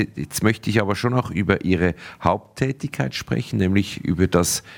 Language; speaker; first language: German; native; German